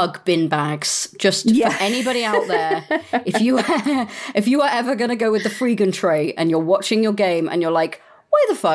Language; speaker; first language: English; native; English